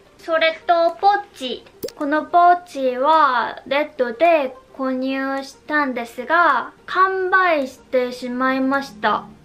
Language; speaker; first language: Japanese; non-native, learner; Korean